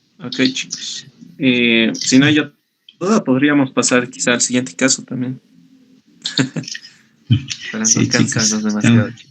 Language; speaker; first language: Spanish; native; Spanish